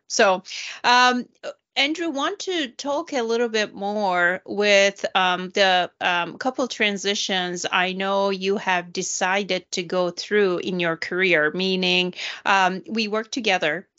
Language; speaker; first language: English; non-native, fluent; Turkish